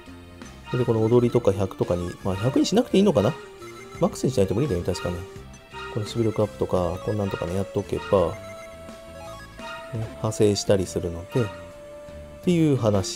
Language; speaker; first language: Japanese; native; Japanese